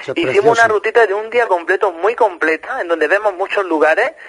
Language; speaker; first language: Spanish; native; Spanish